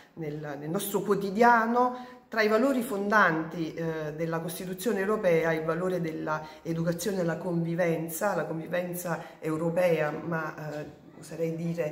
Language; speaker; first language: Italian; native; Italian